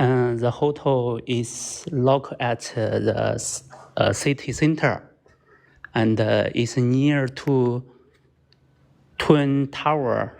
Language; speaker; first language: English; non-native, learner; Chinese